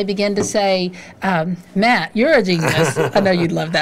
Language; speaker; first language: English; native; English